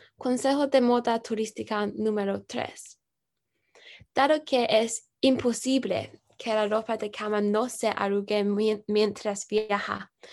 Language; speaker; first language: Spanish; non-native, learner; English